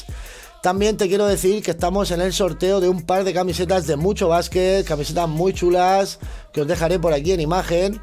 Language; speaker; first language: Spanish; native; Spanish